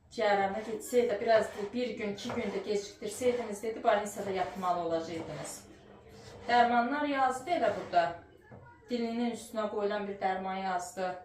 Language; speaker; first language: Azerbaijani; early bilingual, heritage; Azerbaijani